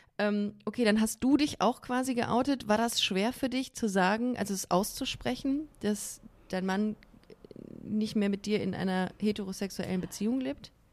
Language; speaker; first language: German; native; German